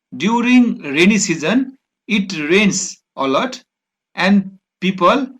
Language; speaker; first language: English; non-native, local second language; Nepali